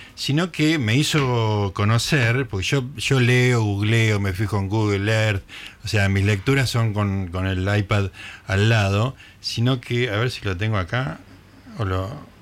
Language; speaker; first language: Spanish; native; Spanish